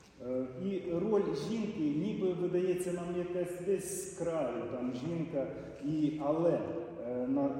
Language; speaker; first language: Polish; non-native, learner; Ukrainian